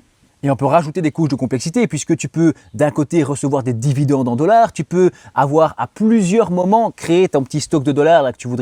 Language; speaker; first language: French; native; French